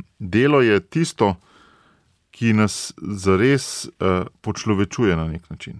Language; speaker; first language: Slovenian; native; Slovenian